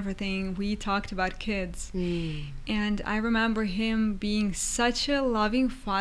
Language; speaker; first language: English; non-native, fluent; Ukrainian